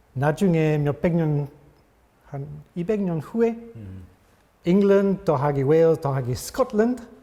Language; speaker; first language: Korean; non-native, fluent; English